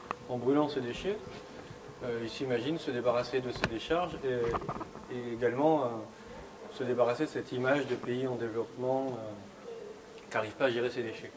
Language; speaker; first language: French; native; French